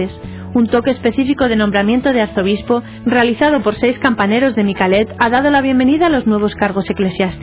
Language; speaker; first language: Spanish; native; Spanish